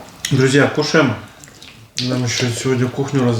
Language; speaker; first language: Russian; native; Russian